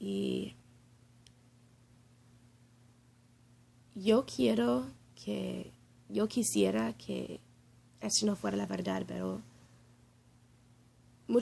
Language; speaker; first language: Spanish; non-native, learner; English